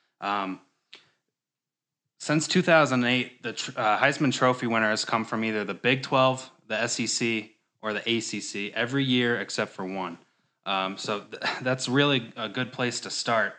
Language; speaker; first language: English; native; English